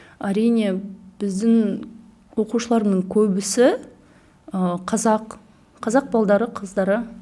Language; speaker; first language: Kazakh; non-native, local second language; Chechen